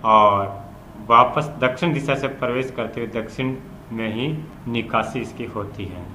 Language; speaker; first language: Hindi; native; Hindi